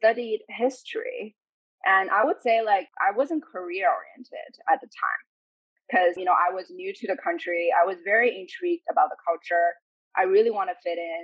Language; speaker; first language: English; non-native, fluent; Chinese